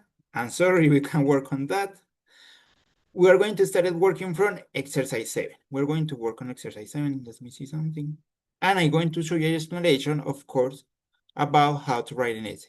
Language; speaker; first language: English; non-native, fluent; Spanish